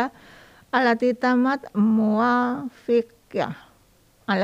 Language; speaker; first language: Arabic; non-native, fluent; Indonesian